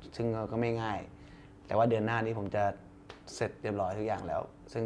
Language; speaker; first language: Thai; early bilingual, other home language; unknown